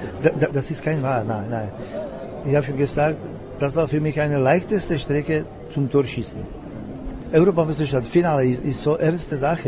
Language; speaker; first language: German; non-native, learner; Czech